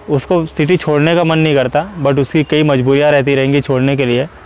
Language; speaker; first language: Hindi; native; Hindi